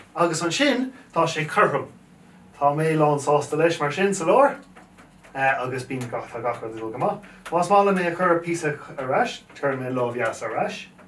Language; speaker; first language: Irish; native; Irish